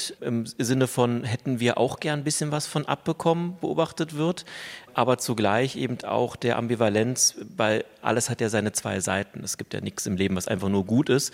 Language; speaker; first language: German; native; German